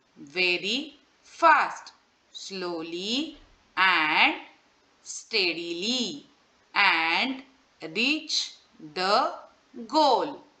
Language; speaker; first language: English; non-native, local second language; Marathi